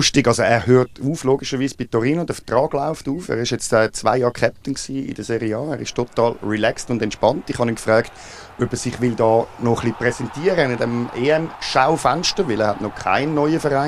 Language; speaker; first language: German; native; German